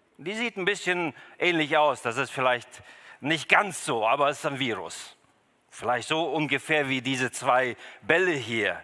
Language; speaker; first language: German; early bilingual, other home language; Russian